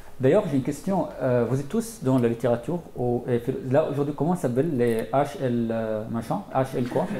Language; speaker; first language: French; non-native, fluent; Arabic